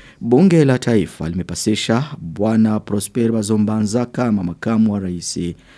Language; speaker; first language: Swahili; non-native, local second language; Rundi